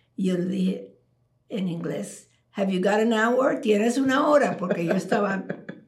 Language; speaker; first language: Spanish; early bilingual, heritage; Spanish